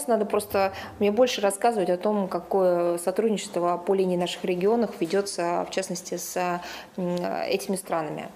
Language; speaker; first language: Russian; native; Russian